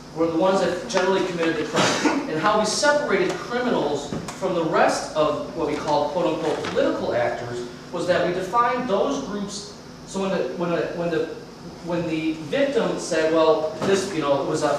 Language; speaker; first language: English; native; English